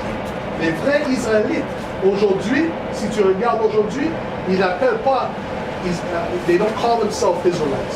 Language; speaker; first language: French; non-native, learner; English